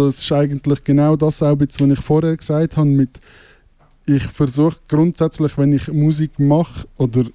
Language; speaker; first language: German; native; German